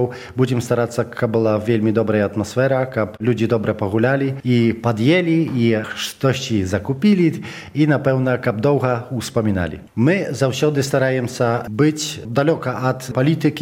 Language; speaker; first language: Polish; non-native, local second language; Belarusian